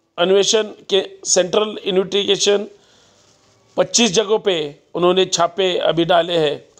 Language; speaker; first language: Hindi; non-native, local second language; Marathi